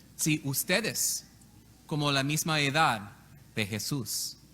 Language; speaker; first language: Spanish; non-native, learner; English